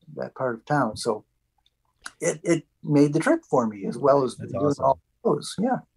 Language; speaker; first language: English; native; English